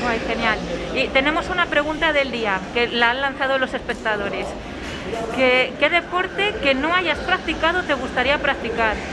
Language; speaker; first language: Spanish; native; Spanish